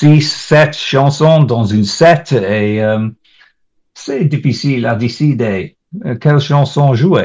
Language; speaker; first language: French; non-native, learner; English